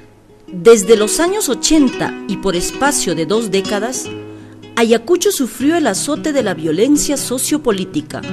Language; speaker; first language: Spanish; native; Spanish